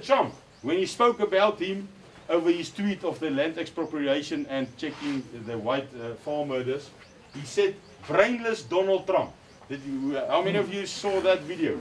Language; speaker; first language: English; non-native, local second language; Afrikaans